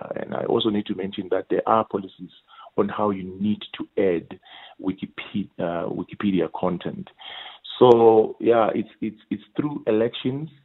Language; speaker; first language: English; non-native, local second language; Swati